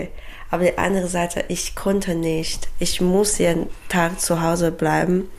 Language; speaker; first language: German; non-native, learner; Chinese